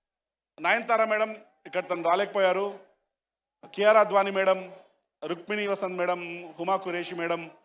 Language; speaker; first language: Telugu; native; Telugu